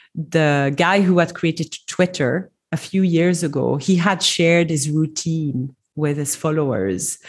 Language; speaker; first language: English; non-native, fluent; French